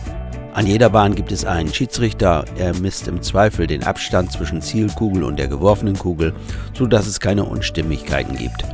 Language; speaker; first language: German; native; German